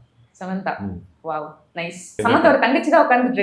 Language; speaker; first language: Tamil; native; Tamil